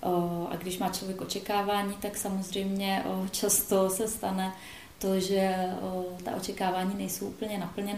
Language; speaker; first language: Czech; native; Czech